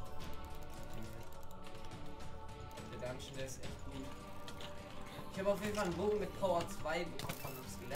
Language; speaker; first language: German; native; German